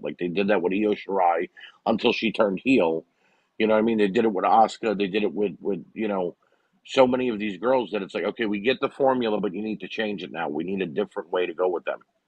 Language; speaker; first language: English; native; English